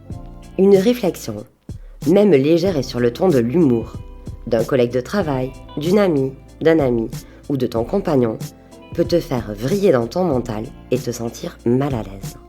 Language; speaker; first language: French; native; French